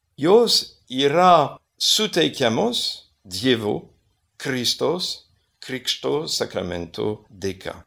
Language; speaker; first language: Lithuanian; non-native, fluent; French